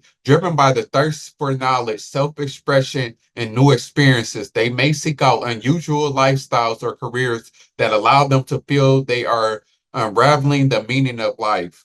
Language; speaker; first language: English; native; English